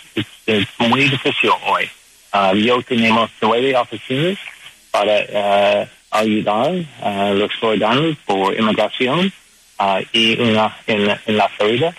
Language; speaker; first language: Spanish; non-native, learner; English